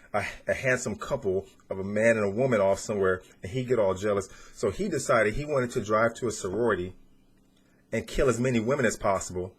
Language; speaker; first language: English; native; English